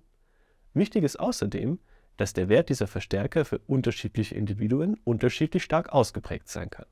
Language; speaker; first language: German; native; German